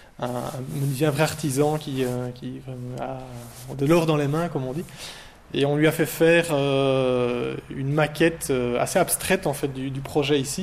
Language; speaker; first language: French; native; French